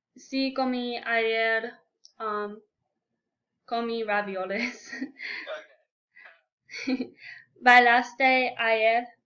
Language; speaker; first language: Spanish; non-native, learner; English